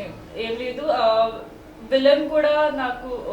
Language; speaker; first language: Telugu; non-native, learner; Hindi